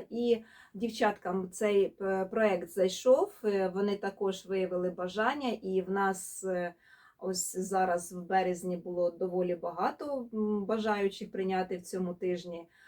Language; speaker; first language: Ukrainian; non-native, local second language; Russian